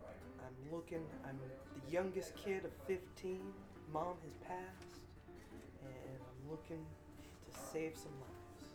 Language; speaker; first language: English; native; English